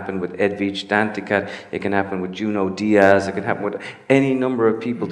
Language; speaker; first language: English; native; English